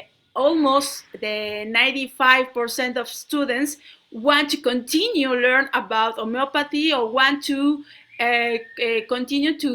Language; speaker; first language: English; non-native, learner; Spanish